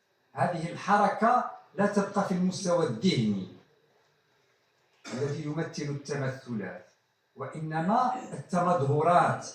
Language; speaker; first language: Arabic; native; Arabic